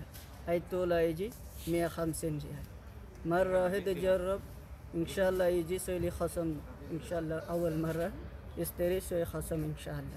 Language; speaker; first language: Arabic; non-native, learner; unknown